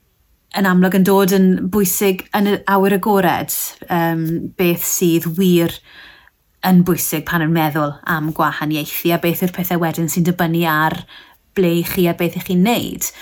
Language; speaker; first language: Welsh; native; Welsh